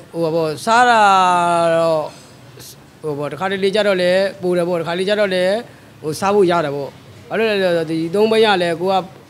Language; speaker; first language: Burmese; native; Burmese